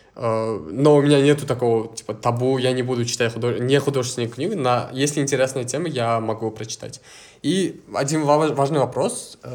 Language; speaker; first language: Russian; non-native, local second language; Uzbek